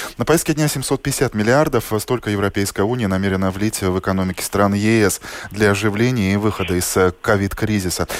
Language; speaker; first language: Russian; native; Russian